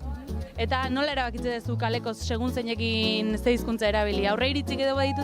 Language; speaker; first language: Basque; native; Basque